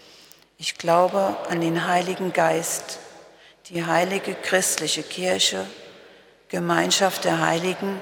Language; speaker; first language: German; native; German